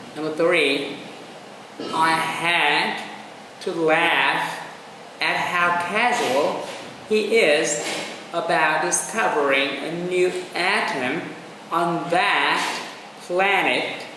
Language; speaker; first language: English; non-native, fluent; Vietnamese